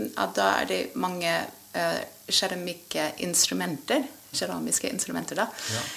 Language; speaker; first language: Norwegian; non-native, fluent; English